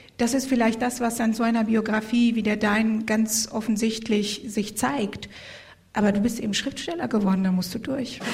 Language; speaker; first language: German; early bilingual, other home language; Croatian